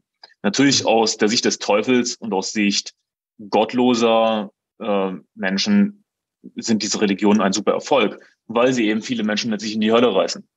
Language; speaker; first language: German; native; German